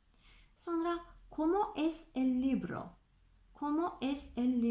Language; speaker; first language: Spanish; non-native, fluent; Turkish